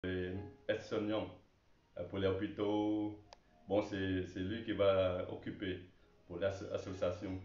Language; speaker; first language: French; non-native, learner; Chinese